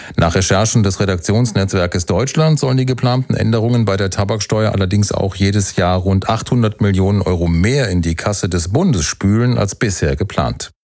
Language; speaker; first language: German; native; German